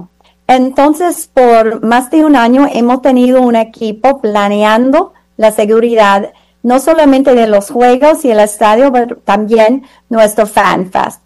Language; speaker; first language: Spanish; non-native, fluent; English